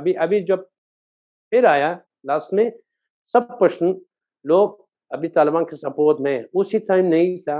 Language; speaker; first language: Hindi; non-native, learner; Persian